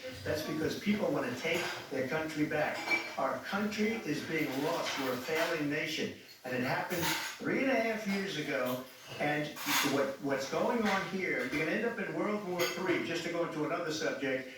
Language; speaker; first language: English; native; English